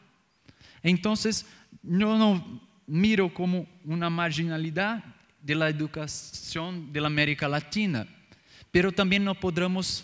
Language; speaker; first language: Spanish; non-native, learner; Portuguese